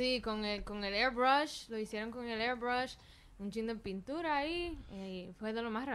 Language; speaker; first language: Spanish; early bilingual, heritage; Spanish